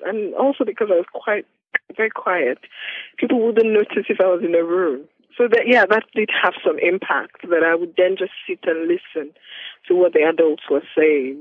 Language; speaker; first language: English; non-native, local second language; Yoruba